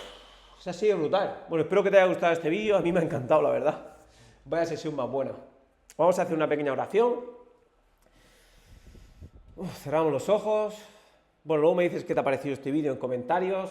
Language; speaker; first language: Spanish; native; Spanish